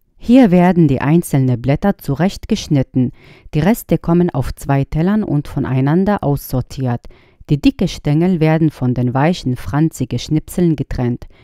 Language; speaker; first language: German; non-native, fluent; Arabic